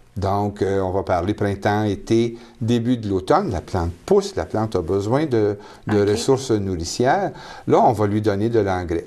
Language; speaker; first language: French; native; French